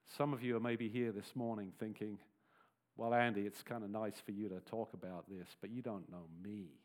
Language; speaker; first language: English; native; English